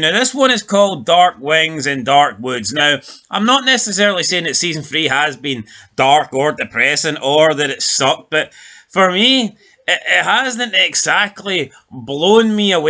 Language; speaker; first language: English; native; English